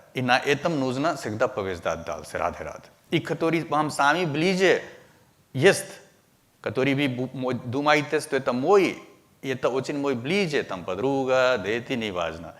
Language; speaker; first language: Russian; non-native, learner; Hindi